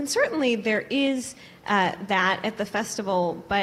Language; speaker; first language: English; native; English